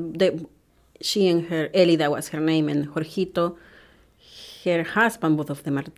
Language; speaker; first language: English; non-native, fluent; Spanish